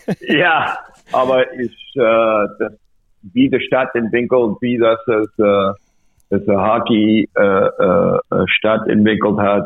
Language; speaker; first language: German; non-native, learner; English